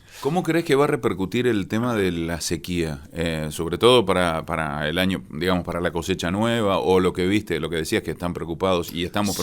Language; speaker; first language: Spanish; native; Spanish